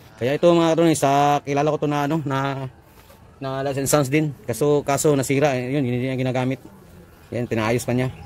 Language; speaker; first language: Filipino; non-native, local second language; Cebuano